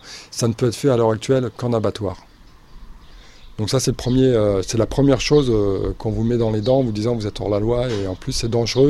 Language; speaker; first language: French; native; French